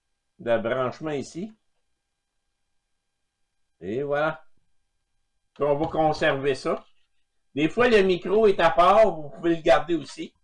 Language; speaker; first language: French; native; French